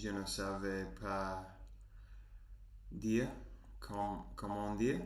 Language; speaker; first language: French; non-native, learner; Spanish